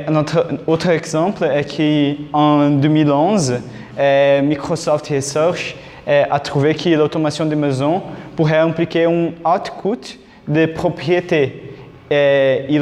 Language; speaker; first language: French; non-native, learner; Portuguese